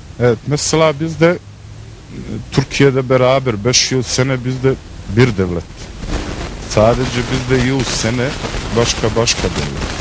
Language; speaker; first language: Turkish; non-native, learner; Bosnian